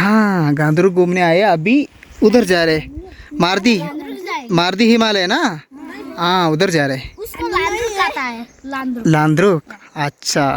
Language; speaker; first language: Hindi; non-native, local second language; Malayalam